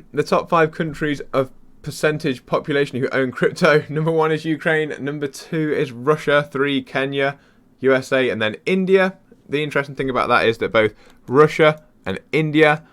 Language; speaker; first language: English; native; English